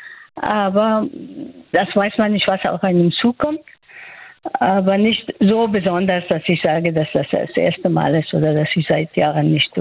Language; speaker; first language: German; non-native, fluent; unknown